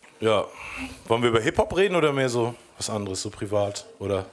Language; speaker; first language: German; native; German